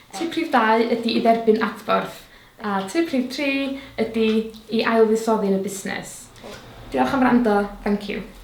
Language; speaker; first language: Welsh; native; Welsh